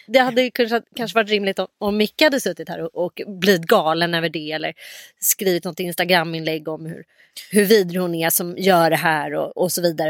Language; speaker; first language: Swedish; native; Swedish